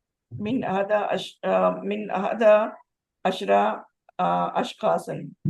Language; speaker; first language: Arabic; non-native, learner; Urdu